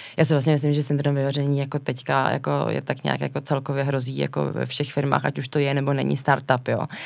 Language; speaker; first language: Czech; native; Czech